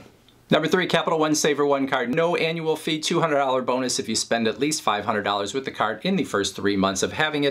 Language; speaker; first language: English; native; English